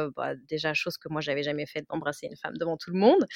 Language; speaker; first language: French; native; French